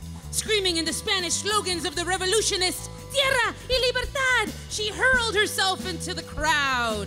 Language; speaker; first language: English; native; English